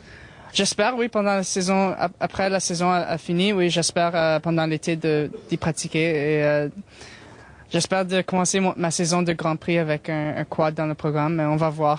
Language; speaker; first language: French; non-native, local second language; English